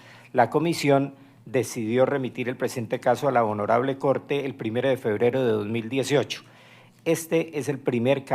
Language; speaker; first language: Spanish; native; Spanish